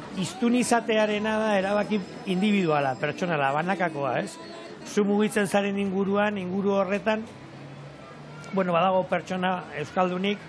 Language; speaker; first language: Basque; non-native, local second language; Spanish